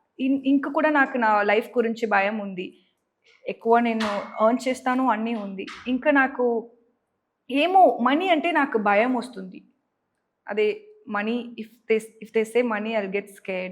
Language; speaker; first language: Telugu; non-native, learner; Tamil